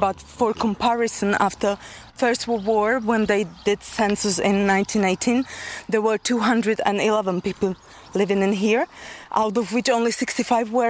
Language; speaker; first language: English; non-native, fluent; Slovak